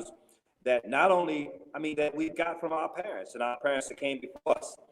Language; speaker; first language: English; native; English